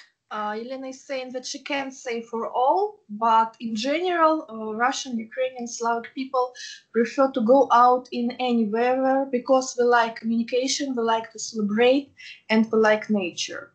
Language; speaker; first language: English; non-native, fluent; Russian